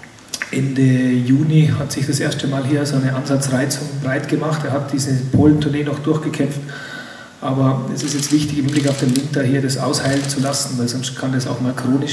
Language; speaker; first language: German; native; German